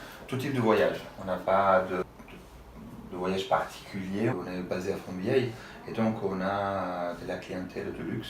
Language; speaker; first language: French; non-native, fluent; Italian